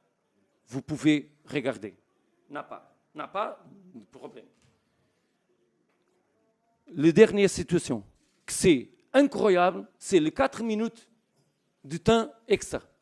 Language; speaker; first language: French; non-native, learner; Portuguese